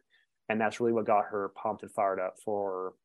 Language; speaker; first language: English; native; English